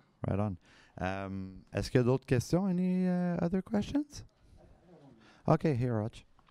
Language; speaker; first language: French; native; French